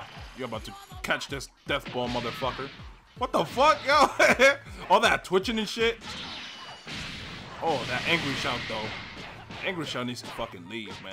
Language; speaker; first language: English; native; English